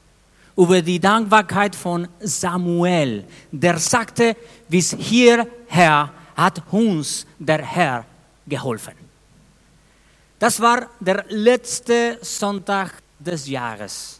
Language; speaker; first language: German; non-native, fluent; Spanish